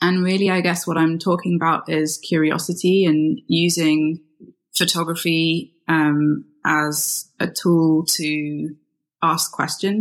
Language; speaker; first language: English; native; English